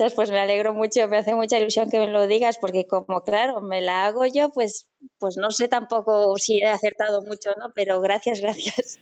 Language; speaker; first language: Spanish; native; Spanish